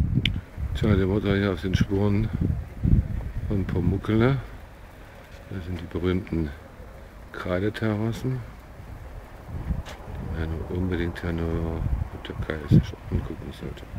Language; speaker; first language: German; native; German